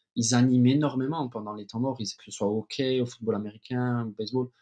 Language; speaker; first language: French; native; French